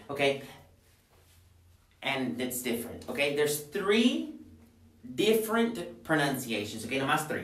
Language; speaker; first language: English; non-native, fluent; Spanish